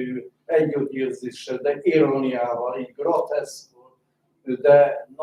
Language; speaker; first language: Hungarian; non-native, fluent; Polish